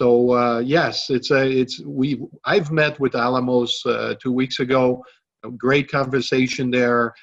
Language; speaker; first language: English; non-native, local second language; French